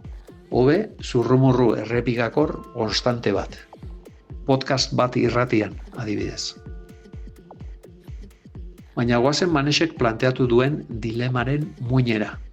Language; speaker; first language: Basque; native; Basque